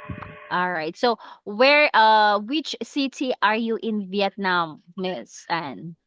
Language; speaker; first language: English; non-native, local second language; Cebuano